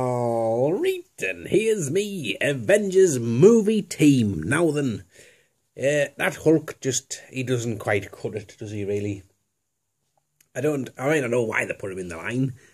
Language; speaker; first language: English; native; English